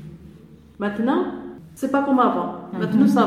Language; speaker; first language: French; non-native, learner; Arabic